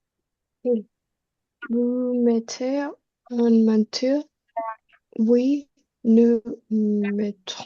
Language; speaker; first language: French; non-native, learner; Spanish